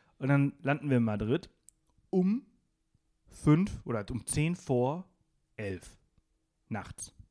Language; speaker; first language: German; non-native, fluent; Spanish